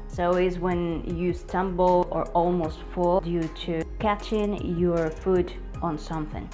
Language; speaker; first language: English; non-native, fluent; Spanish